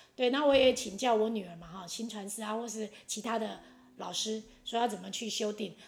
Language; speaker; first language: Chinese; non-native, local second language; Hakka Chinese